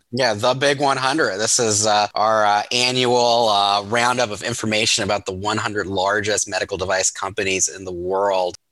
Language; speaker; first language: English; native; English